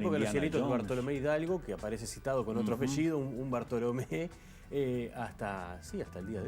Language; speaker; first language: Spanish; native; Spanish